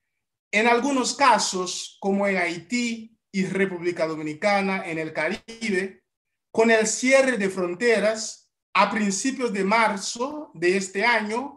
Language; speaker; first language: Spanish; non-native, fluent; Haitian Creole